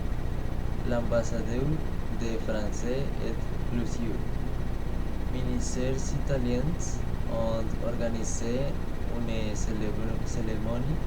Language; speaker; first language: French; non-native, learner; Spanish